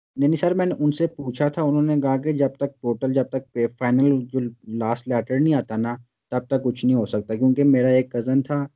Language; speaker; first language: Urdu; non-native, local second language; Punjabi